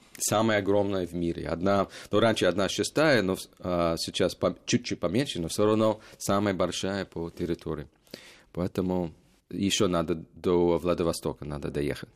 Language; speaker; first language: Russian; non-native, fluent; English